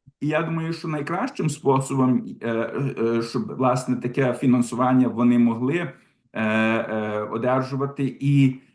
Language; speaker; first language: Ukrainian; early bilingual, heritage; Ukrainian